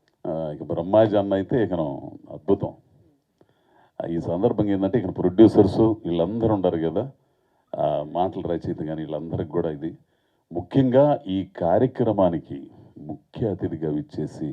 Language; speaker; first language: Telugu; native; Telugu